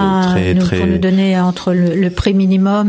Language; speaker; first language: French; native; French